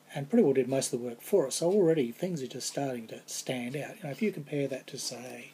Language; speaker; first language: English; native; English